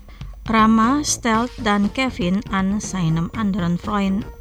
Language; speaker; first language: German; non-native, fluent; Indonesian